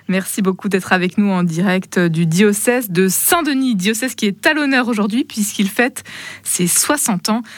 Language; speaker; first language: French; native; French